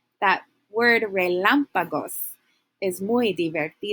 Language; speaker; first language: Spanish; non-native, fluent; English